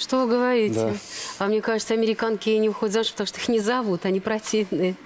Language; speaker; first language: Russian; native; Russian